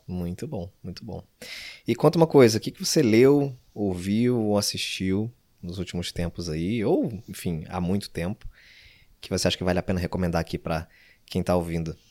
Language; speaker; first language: Portuguese; native; Portuguese